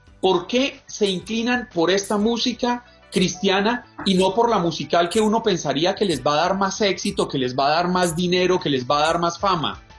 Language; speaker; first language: Spanish; native; Spanish